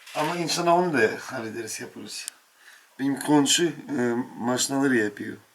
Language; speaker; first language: Turkish; non-native, learner; Ukrainian